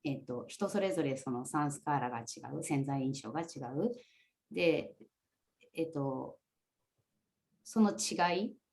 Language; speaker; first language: Japanese; native; Japanese